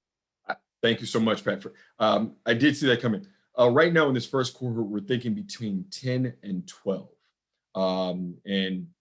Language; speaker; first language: English; native; English